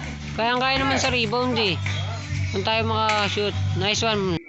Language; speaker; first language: Filipino; native; Filipino